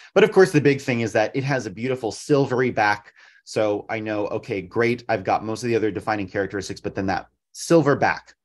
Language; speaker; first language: English; native; English